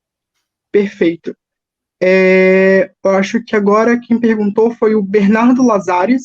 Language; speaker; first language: Portuguese; native; Portuguese